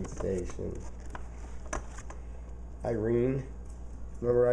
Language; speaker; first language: English; native; English